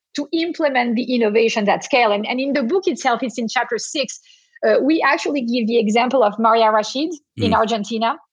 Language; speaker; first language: English; non-native, fluent; French